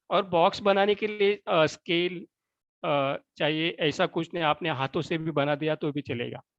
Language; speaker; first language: Hindi; non-native, local second language; Marathi